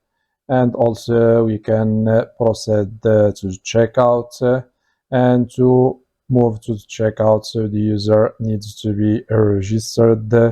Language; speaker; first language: English; non-native, fluent; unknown